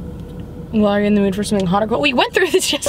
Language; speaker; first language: English; native; English